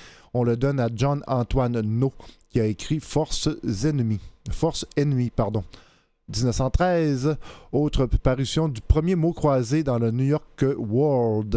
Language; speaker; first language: French; native; French